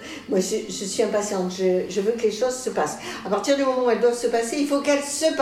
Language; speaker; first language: French; native; French